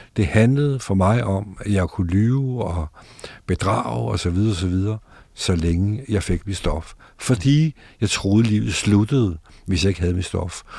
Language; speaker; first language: Danish; native; Danish